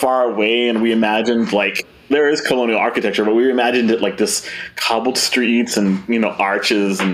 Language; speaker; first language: English; native; English